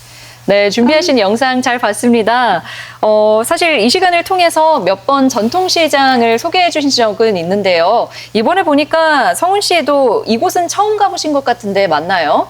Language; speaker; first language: Korean; native; Korean